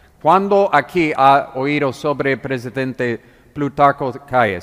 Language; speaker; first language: Spanish; non-native, fluent; English